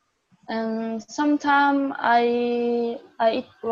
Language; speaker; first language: English; non-native, learner; Vietnamese